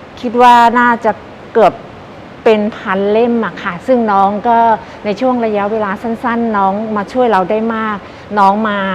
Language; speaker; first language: Thai; native; Thai